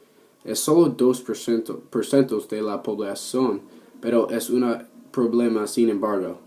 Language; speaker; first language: Spanish; non-native, learner; English